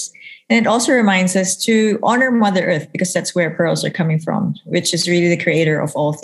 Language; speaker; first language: English; non-native, local second language; Filipino